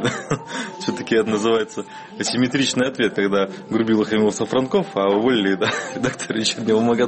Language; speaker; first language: Russian; native; Russian